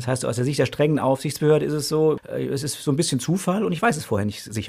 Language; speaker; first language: German; native; German